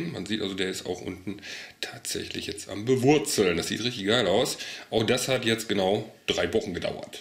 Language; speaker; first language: German; native; German